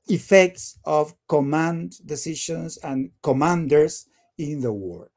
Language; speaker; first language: English; non-native, fluent; Spanish